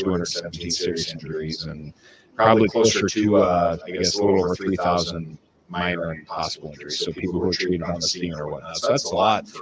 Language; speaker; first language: English; native; English